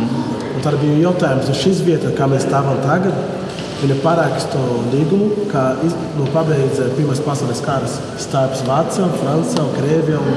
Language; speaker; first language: Latvian; non-native, learner; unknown